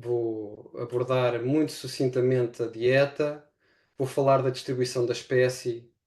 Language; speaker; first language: Portuguese; native; Portuguese